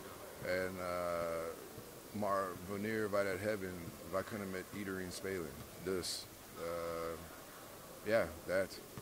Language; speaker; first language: Dutch; non-native, fluent; English